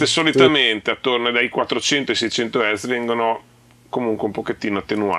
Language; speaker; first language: Italian; native; Italian